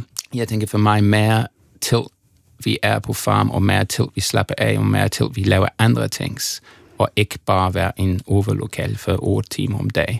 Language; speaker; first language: Danish; non-native, fluent; English